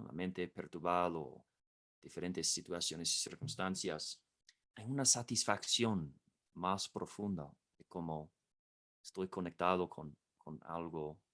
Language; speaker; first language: Spanish; non-native, fluent; English